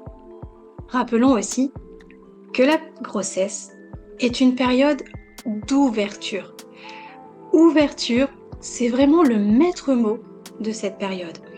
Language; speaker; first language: French; native; French